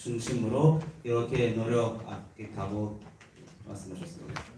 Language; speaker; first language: Korean; non-native, learner; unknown